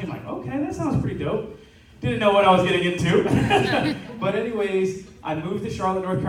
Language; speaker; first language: English; native; English